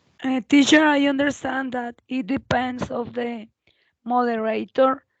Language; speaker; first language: English; non-native, learner; Spanish